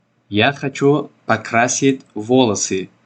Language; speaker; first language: Russian; non-native, local second language; Tajik